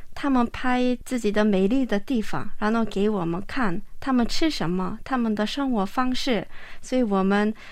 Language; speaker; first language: Chinese; non-native, fluent; Korean